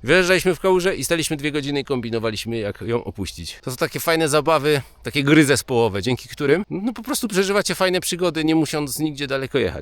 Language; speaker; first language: Polish; native; Polish